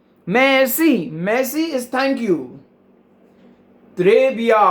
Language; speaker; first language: French; non-native, fluent; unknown